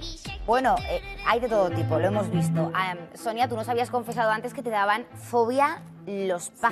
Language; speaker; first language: Spanish; native; Spanish